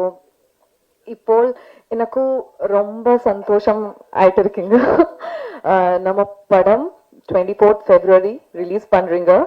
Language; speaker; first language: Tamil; non-native, learner; Bangla